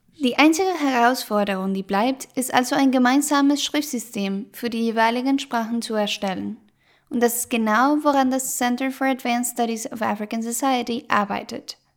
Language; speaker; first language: German; non-native, fluent; Spanish